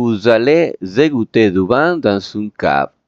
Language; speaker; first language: French; non-native, fluent; Spanish